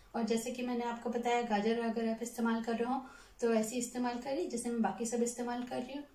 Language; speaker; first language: Hindi; non-native, local second language; Telugu